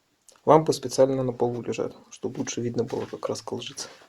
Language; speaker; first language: Russian; native; Russian